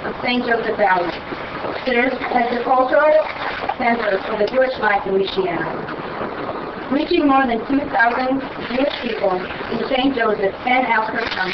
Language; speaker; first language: English; non-native, fluent; Hebrew